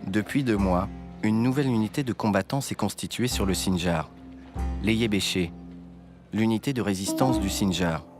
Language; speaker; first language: French; native; French